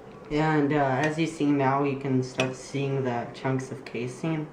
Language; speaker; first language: English; native; English